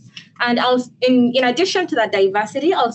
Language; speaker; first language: English; non-native, local second language; Ganda